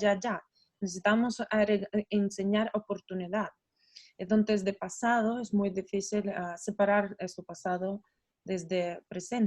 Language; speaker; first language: Spanish; non-native, learner; Russian